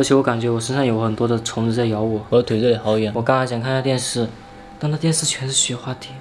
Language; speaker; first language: Chinese; native; Chinese